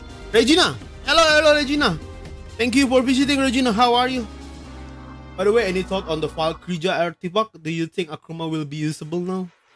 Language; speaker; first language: English; non-native, fluent; Indonesian